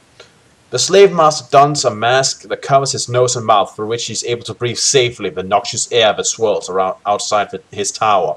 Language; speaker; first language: English; native; English